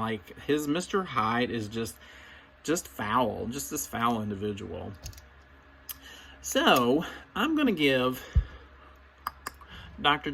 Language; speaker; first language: English; native; English